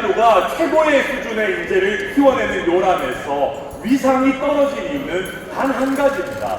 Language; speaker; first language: Korean; native; Korean